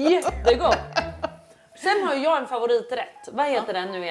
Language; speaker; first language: Swedish; native; Swedish